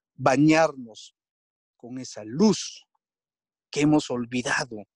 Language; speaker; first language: Spanish; non-native, local second language; Quechua